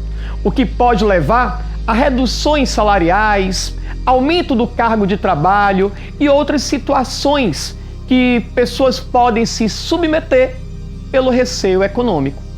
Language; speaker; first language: Portuguese; native; Portuguese